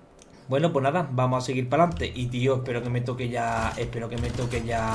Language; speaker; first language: Spanish; native; Spanish